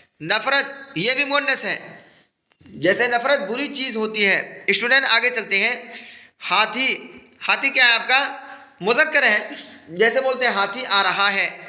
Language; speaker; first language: Urdu; native; Urdu